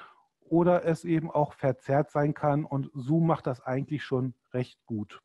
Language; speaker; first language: German; native; German